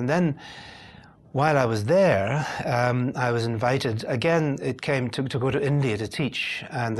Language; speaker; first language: English; native; English